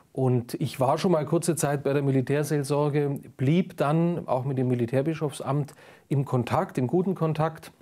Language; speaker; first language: German; native; German